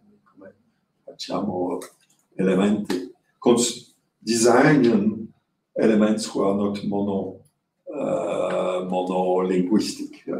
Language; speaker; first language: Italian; non-native, learner; French